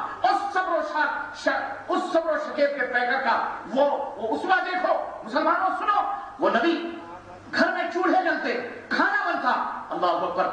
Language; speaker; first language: Urdu; native; Urdu